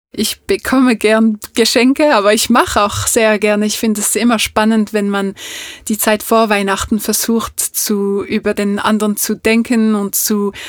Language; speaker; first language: German; non-native, fluent; French